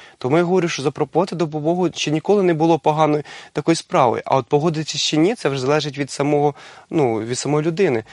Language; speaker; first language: Ukrainian; native; Ukrainian